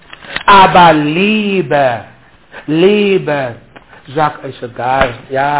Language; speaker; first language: German; non-native, learner; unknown